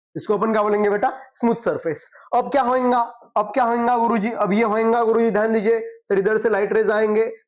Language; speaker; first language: Hindi; non-native, local second language; Marathi